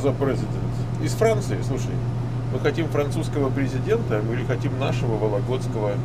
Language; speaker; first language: Russian; native; Russian